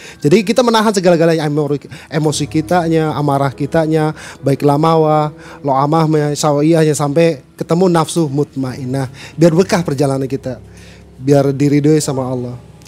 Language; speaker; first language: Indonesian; non-native, local second language; Sundanese